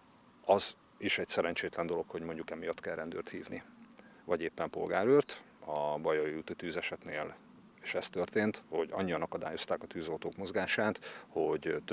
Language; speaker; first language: Hungarian; native; Hungarian